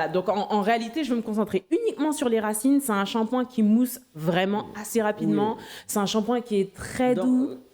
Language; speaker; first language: French; non-native, local second language; Haitian Creole